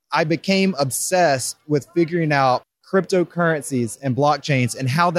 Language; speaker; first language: English; native; English